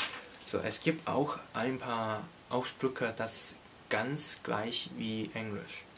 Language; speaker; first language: German; non-native, learner; Cantonese